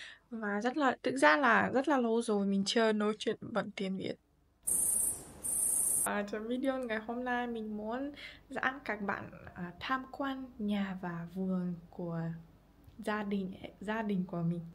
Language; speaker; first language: Vietnamese; non-native, learner; Russian